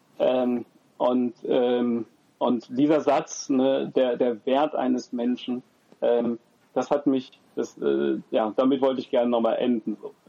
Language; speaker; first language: German; early bilingual, other home language; French